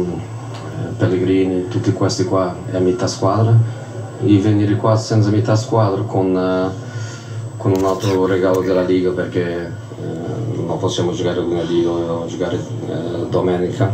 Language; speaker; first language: Italian; non-native, fluent; Portuguese